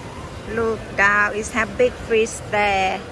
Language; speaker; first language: English; non-native, learner; Thai